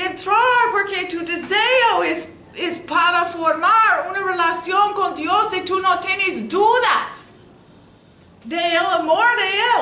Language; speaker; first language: Spanish; non-native, learner; English